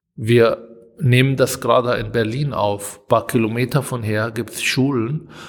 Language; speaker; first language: German; non-native, fluent; Hebrew